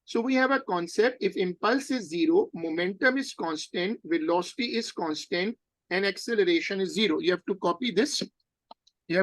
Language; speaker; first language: English; non-native, local second language; Urdu